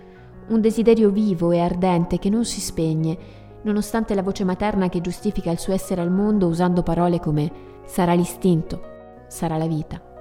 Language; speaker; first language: Italian; native; Italian